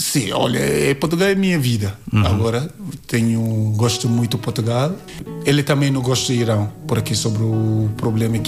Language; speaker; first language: Portuguese; non-native, learner; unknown